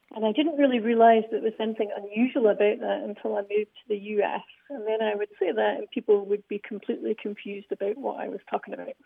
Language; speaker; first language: English; native; English